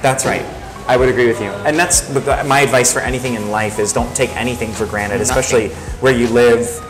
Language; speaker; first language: English; native; English